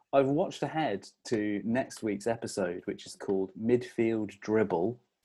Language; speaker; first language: English; native; English